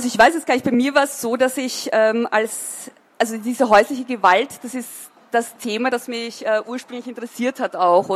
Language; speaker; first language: German; native; German